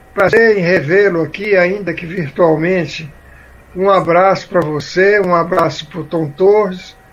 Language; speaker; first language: Portuguese; native; Portuguese